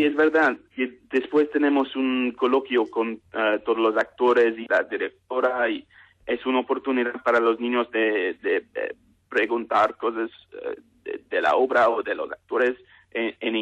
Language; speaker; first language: Spanish; non-native, learner; English